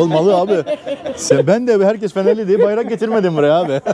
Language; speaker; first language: Turkish; native; Turkish